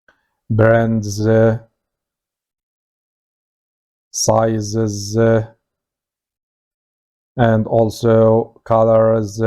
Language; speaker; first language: English; non-native, fluent; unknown